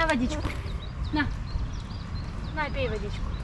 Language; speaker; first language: Korean; non-native, learner; Russian